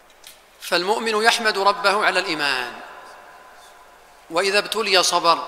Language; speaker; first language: Arabic; native; Arabic